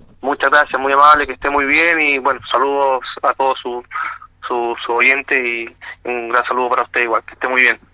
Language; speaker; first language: Spanish; native; Spanish